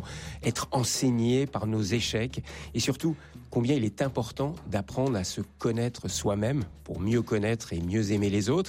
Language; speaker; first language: French; native; French